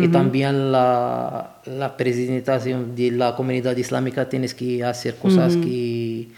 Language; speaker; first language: Spanish; non-native, learner; Arabic